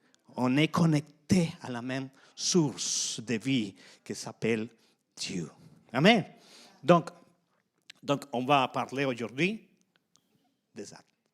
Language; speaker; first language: French; non-native, fluent; Spanish